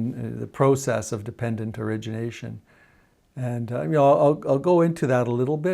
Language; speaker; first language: English; native; English